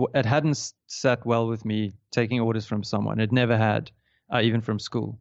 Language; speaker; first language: English; native; English